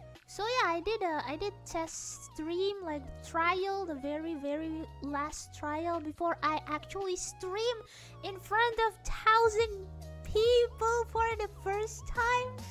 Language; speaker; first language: English; non-native, fluent; Indonesian